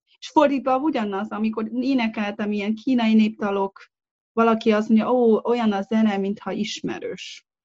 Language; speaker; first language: Hungarian; non-native, fluent; Chinese